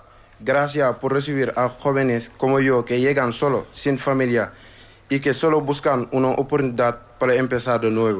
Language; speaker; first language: Spanish; non-native, learner; Wolof